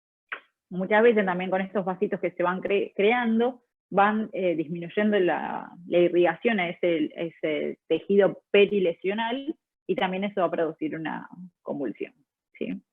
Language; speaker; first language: Spanish; native; Spanish